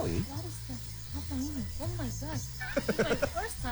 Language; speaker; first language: English; non-native, learner; Korean